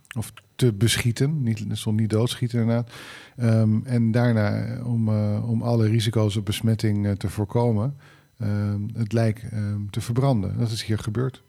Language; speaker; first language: Dutch; native; Dutch